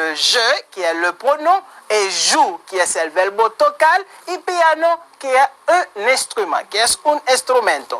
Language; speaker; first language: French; non-native, fluent; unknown